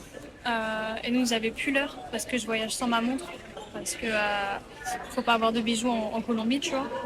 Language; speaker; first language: French; native; French